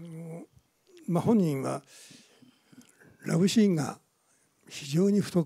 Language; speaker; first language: Japanese; native; Japanese